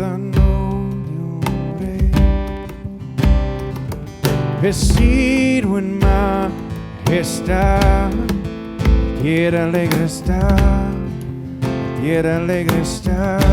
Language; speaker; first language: Spanish; non-native, fluent; English